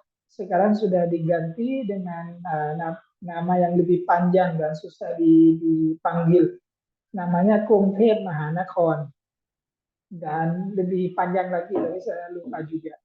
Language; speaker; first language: Indonesian; non-native, fluent; Thai